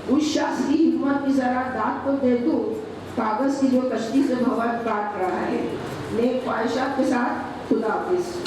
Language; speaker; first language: Urdu; native; Urdu